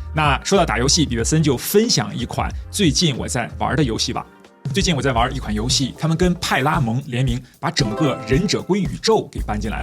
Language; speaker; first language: Chinese; native; Chinese